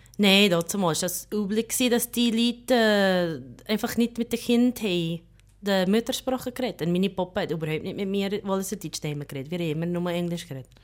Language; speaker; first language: German; non-native, fluent; English